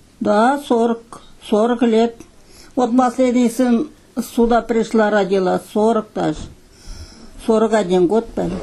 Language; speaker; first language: Russian; non-native, local second language; Kazakh